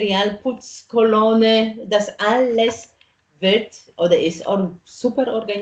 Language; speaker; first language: German; non-native, fluent; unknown